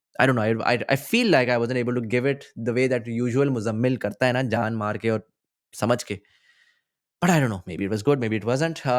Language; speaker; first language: Urdu; native; Urdu